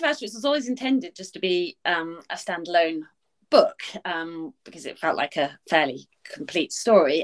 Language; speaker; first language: English; native; English